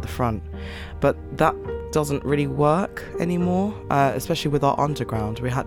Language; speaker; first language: English; native; English